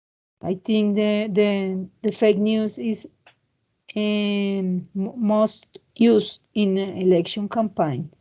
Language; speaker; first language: English; non-native, learner; Spanish